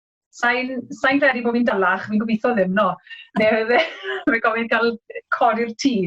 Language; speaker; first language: Welsh; native; Welsh